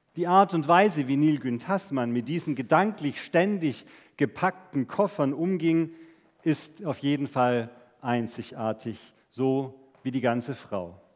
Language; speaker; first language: German; native; German